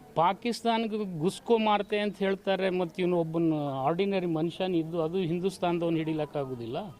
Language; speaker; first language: Kannada; native; Kannada